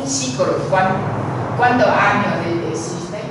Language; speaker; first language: Spanish; non-native, learner; Chinese